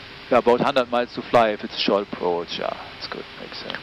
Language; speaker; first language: English; non-native, fluent; German